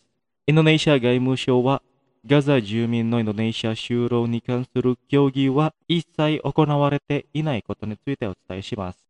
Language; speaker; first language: Japanese; non-native, fluent; Indonesian